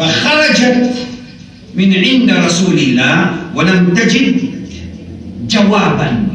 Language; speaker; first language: Arabic; non-native, fluent; Morisyen